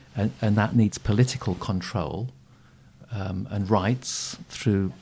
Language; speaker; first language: English; native; English